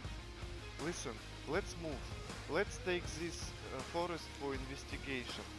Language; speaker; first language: English; non-native, learner; Russian